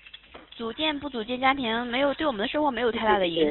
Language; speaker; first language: Chinese; native; Chinese